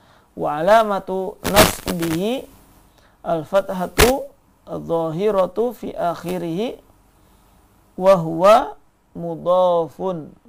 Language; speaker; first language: Arabic; non-native, fluent; Indonesian